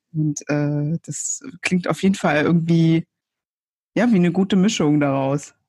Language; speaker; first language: German; native; German